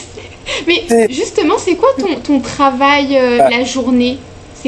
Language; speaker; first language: French; native; French